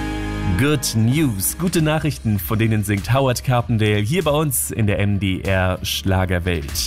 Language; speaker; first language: German; native; German